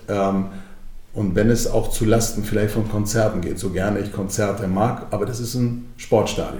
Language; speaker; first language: German; early bilingual, other home language; Croatian